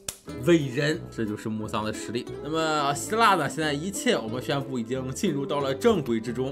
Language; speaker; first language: Chinese; native; Chinese